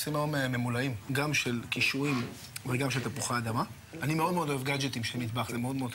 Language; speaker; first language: Hebrew; native; Hebrew